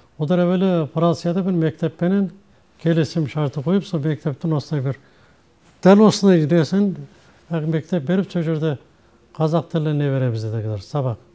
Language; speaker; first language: Kazakh; early bilingual, heritage; Kazakh